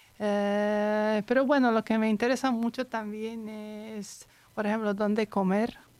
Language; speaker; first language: Spanish; non-native, fluent; Polish